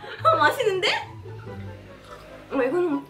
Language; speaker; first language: Korean; non-native, learner; Malay